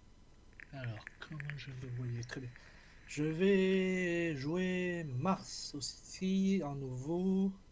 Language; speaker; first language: French; native; French